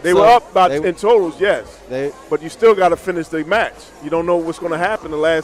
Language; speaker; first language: English; native; English